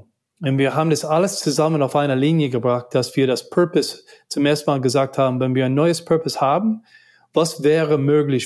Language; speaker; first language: German; non-native, learner; English